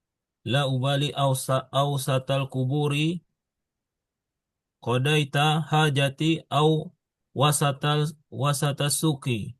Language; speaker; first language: Arabic; non-native, learner; Indonesian